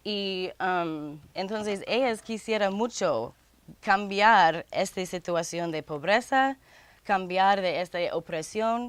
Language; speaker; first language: Spanish; non-native, fluent; English